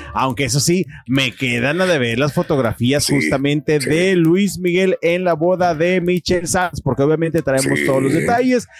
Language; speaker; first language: Spanish; native; Spanish